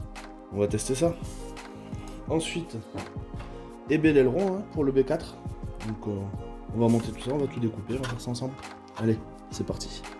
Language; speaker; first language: French; native; French